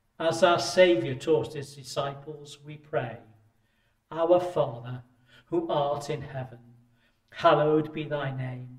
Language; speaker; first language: English; native; English